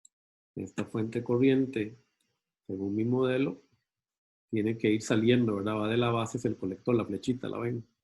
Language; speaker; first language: Spanish; native; Spanish